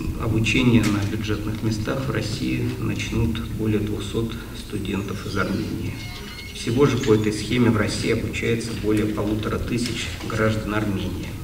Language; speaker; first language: Russian; native; Russian